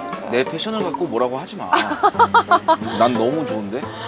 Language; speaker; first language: Korean; native; Korean